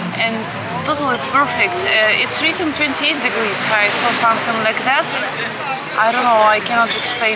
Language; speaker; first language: English; non-native, fluent; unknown